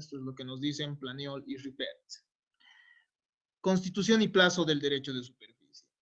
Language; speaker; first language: Spanish; native; Spanish